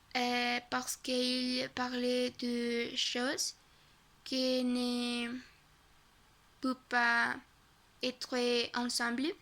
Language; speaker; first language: French; non-native, learner; Spanish